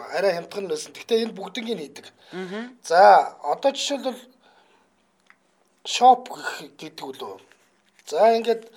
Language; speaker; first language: Mongolian; native; Mongolian